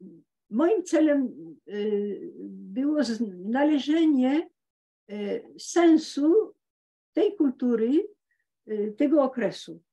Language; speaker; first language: Polish; early bilingual, heritage; Polish